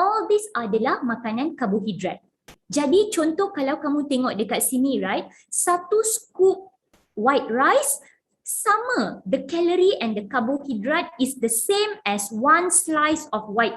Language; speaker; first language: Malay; non-native, local second language; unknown